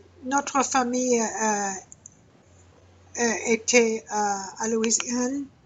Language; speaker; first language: French; non-native, learner; English